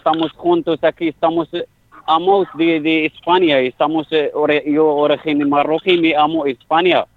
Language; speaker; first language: Spanish; non-native, fluent; Arabic